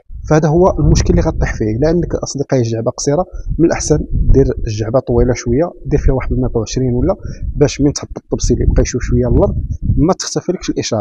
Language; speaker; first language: Arabic; native; Arabic